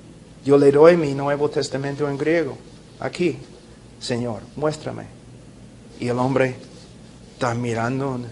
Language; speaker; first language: Spanish; non-native, fluent; English